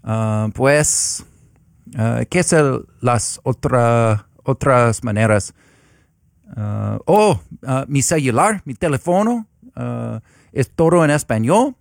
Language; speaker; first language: Spanish; non-native, learner; English